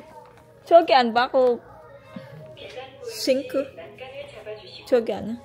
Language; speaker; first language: Korean; non-native, learner; Filipino